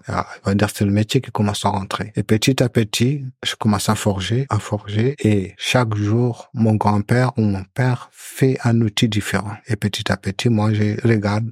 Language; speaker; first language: French; non-native, local second language; Soninke